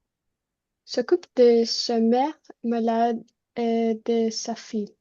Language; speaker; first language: French; non-native, learner; Spanish